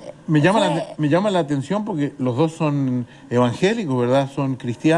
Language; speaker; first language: Spanish; native; Spanish